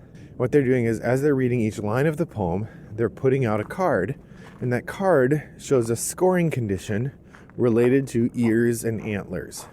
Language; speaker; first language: English; native; English